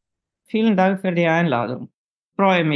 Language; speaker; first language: German; non-native, fluent; Slovenian